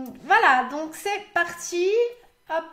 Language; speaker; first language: French; native; French